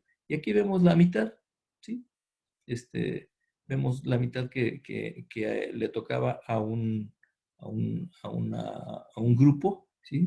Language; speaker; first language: Spanish; native; Spanish